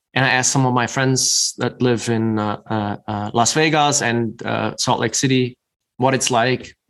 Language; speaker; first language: English; non-native, fluent; German